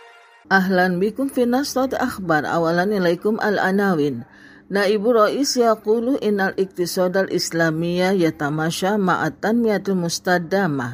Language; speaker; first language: Arabic; non-native, fluent; Indonesian